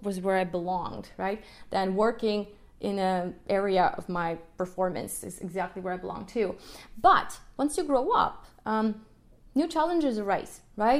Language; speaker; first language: English; non-native, fluent; Russian